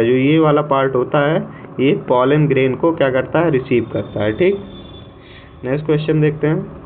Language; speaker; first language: Hindi; native; Hindi